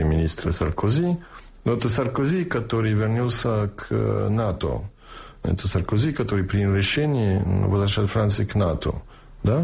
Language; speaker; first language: Russian; non-native, fluent; English